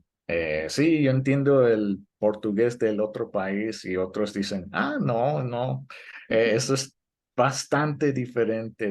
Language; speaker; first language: Spanish; early bilingual, heritage; Spanish